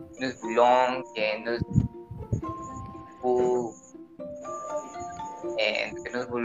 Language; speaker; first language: French; non-native, learner; Spanish